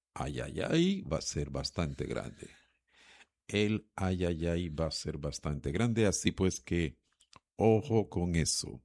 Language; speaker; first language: Spanish; native; Spanish